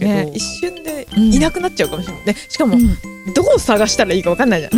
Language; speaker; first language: Japanese; native; Japanese